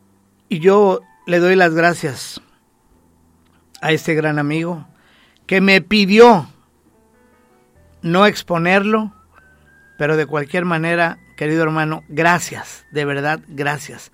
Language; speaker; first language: Spanish; native; Spanish